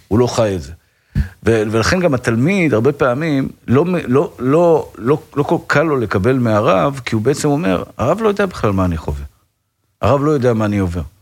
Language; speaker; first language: Hebrew; native; Hebrew